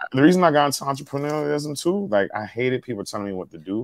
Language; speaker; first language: English; native; English